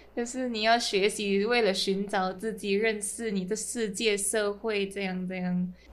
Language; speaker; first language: Chinese; non-native, fluent; Min Nan Chinese